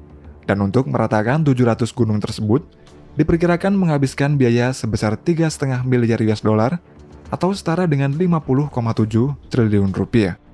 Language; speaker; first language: Indonesian; native; Indonesian